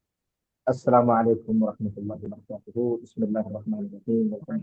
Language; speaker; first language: Arabic; non-native, fluent; Tamil